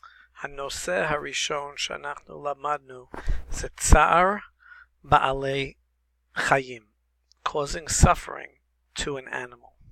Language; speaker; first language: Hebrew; non-native, fluent; English